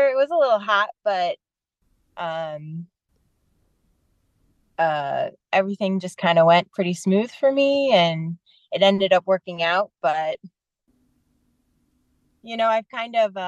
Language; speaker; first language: English; native; English